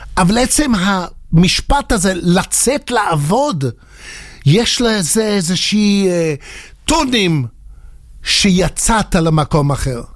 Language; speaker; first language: Hebrew; non-native, fluent; English